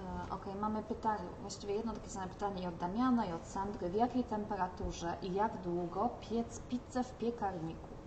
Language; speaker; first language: Polish; native; Polish